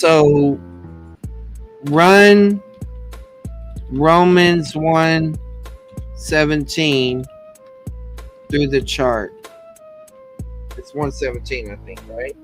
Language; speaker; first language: English; native; English